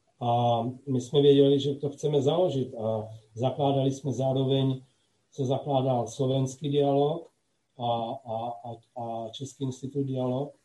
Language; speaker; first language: Czech; non-native, local second language; Slovak